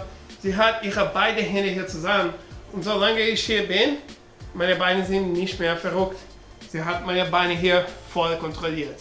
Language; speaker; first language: German; non-native, learner; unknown